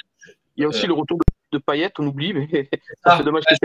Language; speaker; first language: French; native; French